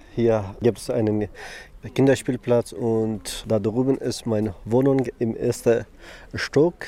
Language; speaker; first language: German; non-native, learner; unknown